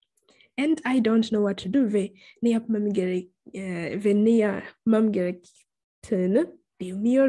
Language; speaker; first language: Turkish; non-native, fluent; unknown